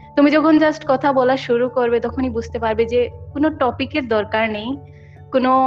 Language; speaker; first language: Bangla; non-native, local second language; Assamese